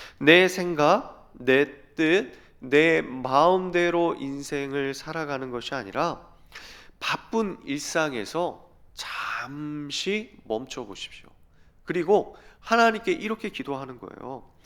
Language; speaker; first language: Korean; native; Korean